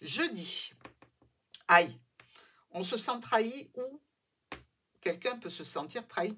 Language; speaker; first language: French; native; French